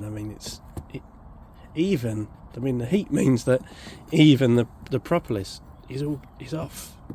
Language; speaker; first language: English; native; English